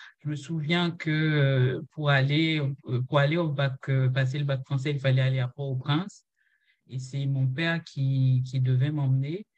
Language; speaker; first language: French; non-native, local second language; Haitian Creole